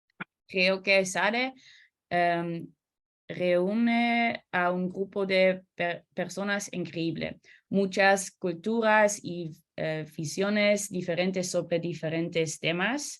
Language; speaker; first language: Spanish; non-native, learner; Dutch